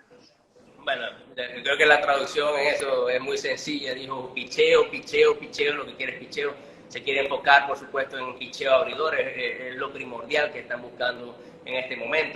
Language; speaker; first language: Spanish; native; Spanish